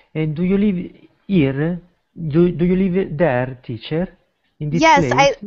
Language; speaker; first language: English; non-native, learner; Italian